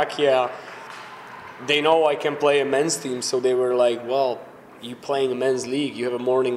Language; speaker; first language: English; non-native, fluent; Slovak